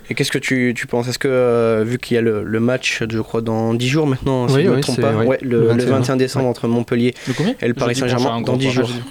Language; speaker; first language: French; native; French